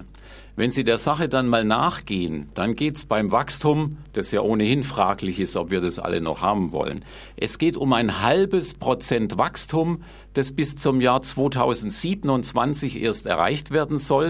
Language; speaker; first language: German; native; German